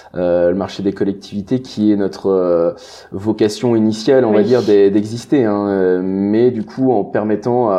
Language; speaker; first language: French; native; French